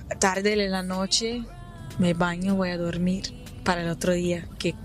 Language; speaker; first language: Spanish; non-native, fluent; Portuguese